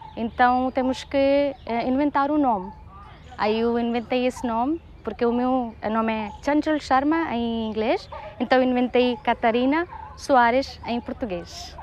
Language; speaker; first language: Portuguese; non-native, fluent; Hindi